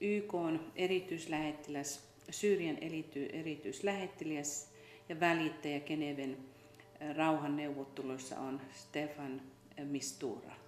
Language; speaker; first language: Finnish; native; Finnish